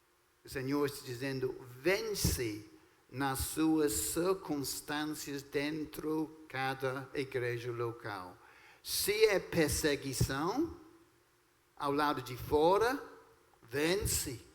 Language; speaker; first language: Portuguese; non-native, fluent; English